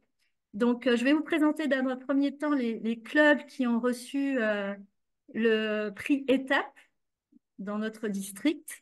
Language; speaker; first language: French; native; French